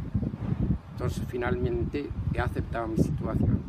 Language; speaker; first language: Spanish; non-native, fluent; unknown